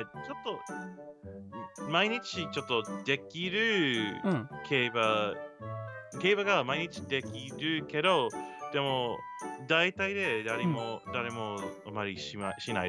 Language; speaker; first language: Japanese; non-native, learner; English